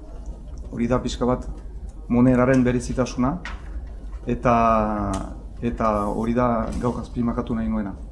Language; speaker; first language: Basque; native; Basque